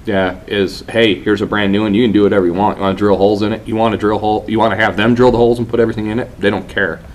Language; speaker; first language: English; native; English